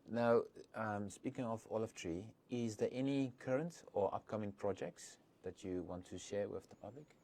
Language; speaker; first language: English; non-native, local second language; Afrikaans